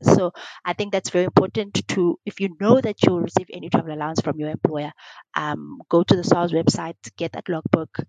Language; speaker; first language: English; non-native, local second language; Xhosa